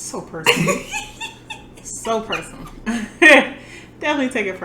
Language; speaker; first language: English; native; English